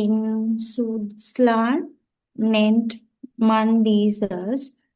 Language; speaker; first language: German; non-native, learner; Sinhala